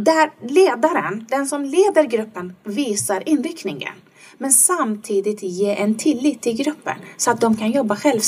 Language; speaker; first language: Swedish; non-native, fluent; Persian